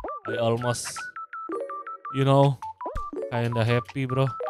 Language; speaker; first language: English; non-native, learner; Indonesian